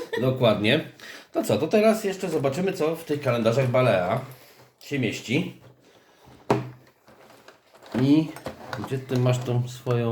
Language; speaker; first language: Polish; native; Polish